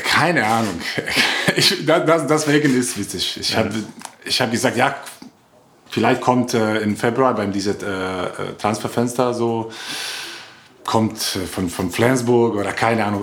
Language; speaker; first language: German; non-native, learner; Croatian